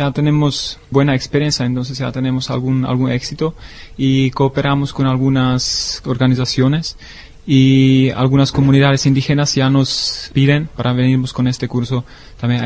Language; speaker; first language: Spanish; non-native, learner; Czech